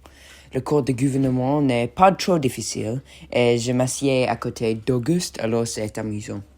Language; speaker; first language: French; non-native, learner; English